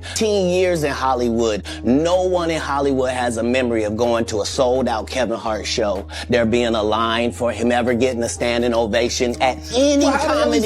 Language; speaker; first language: English; native; English